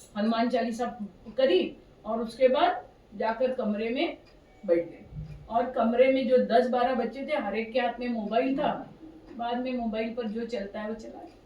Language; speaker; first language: Hindi; non-native, local second language; Marathi